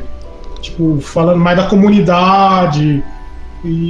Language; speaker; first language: Portuguese; native; Portuguese